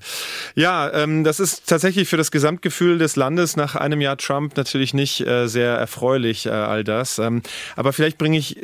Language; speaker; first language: German; native; German